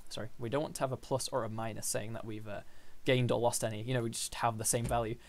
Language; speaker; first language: English; native; English